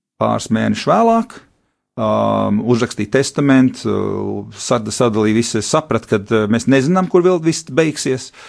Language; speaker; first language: Latvian; early bilingual, heritage; Latvian